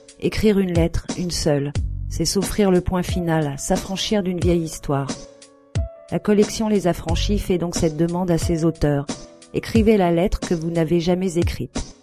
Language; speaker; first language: French; native; French